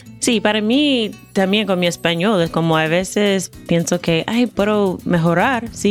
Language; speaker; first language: Spanish; non-native, fluent; English